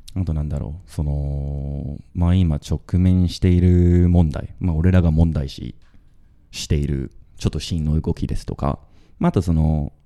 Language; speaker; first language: Japanese; non-native, fluent; English